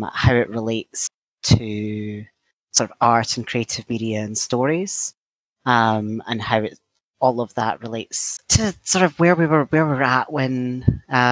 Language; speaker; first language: English; native; English